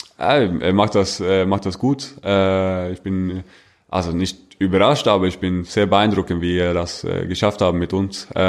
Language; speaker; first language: German; non-native, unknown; Norwegian